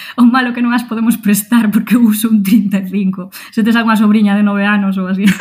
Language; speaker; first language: Galician; non-native, local second language; Spanish